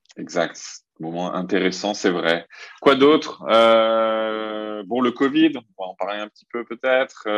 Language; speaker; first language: French; native; French